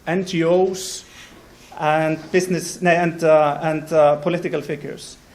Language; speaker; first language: English; non-native, fluent; Icelandic